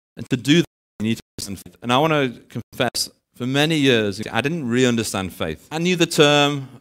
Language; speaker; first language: English; native; English